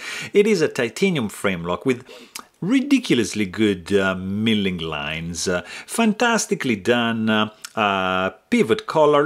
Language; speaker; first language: English; non-native, fluent; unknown